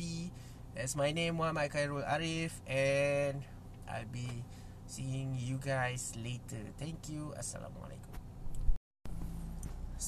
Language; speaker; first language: English; non-native, local second language; Malay